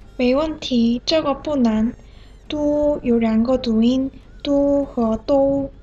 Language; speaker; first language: Chinese; non-native, learner; Korean